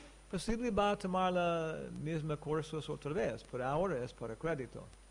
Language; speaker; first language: Spanish; non-native, learner; English